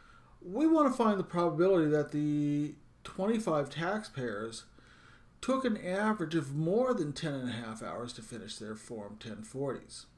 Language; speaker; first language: English; native; English